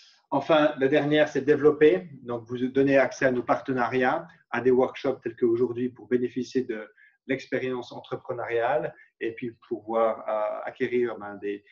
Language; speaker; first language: French; native; French